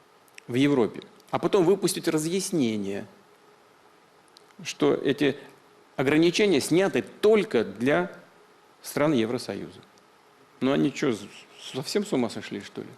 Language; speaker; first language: Russian; native; Russian